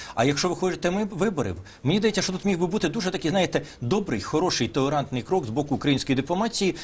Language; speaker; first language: Ukrainian; native; Ukrainian